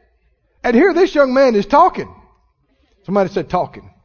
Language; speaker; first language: English; native; English